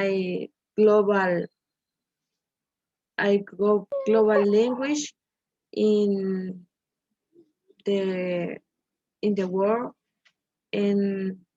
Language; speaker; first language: English; non-native, learner; Spanish